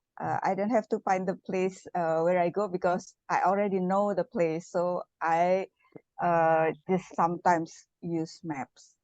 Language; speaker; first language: English; non-native, learner; Indonesian